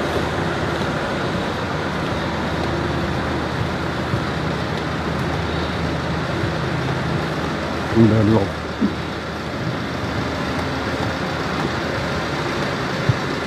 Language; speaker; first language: Thai; native; Thai